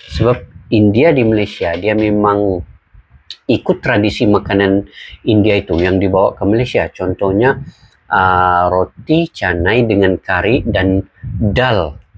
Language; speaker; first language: Malay; native; Malay